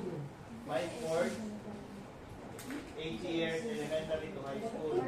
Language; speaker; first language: English; non-native, local second language; Cebuano